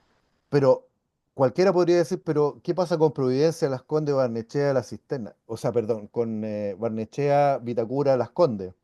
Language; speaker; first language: Spanish; native; Spanish